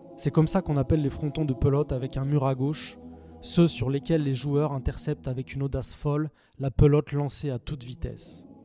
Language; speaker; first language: French; native; French